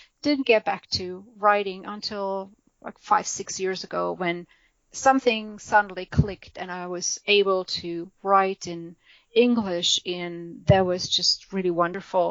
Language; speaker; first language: English; non-native, fluent; German